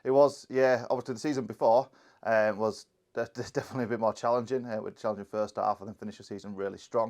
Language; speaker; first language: English; native; English